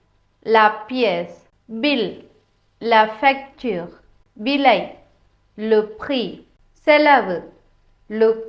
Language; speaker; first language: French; non-native, fluent; Tamil